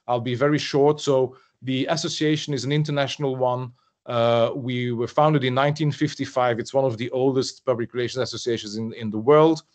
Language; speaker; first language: English; non-native, fluent; French